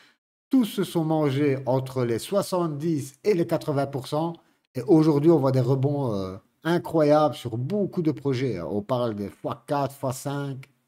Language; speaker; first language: French; native; French